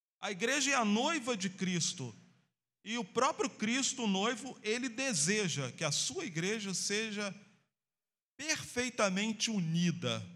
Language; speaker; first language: Portuguese; native; Portuguese